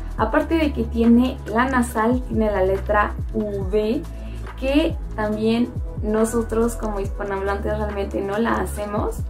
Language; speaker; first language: Spanish; native; Spanish